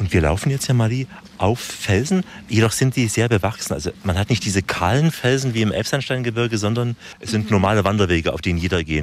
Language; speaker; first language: German; native; German